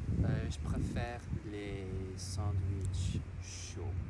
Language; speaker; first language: French; non-native, learner; English